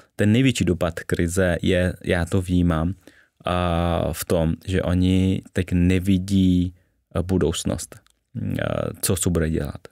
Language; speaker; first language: Czech; early bilingual, other home language; Vietnamese